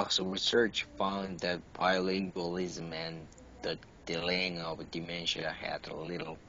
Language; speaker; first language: English; non-native, learner; Korean